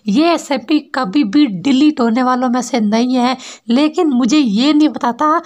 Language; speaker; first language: Hindi; native; Hindi